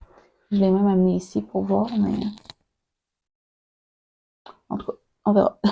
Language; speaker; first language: French; native; French